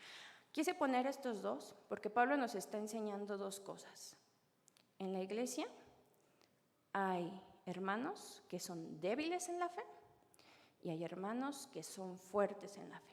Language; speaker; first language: Spanish; native; Spanish